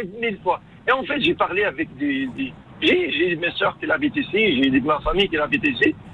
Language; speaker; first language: French; non-native, local second language; Arabic